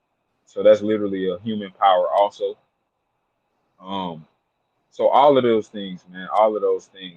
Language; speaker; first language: English; native; English